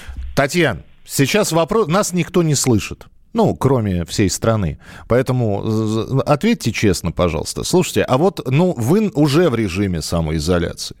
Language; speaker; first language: Russian; native; Russian